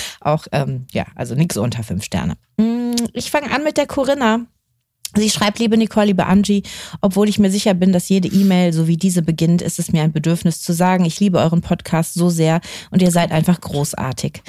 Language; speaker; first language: German; native; German